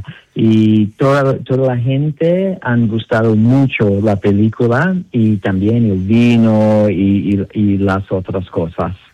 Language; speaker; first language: Spanish; non-native, learner; English